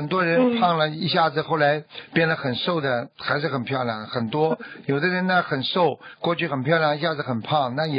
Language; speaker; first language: Chinese; native; Chinese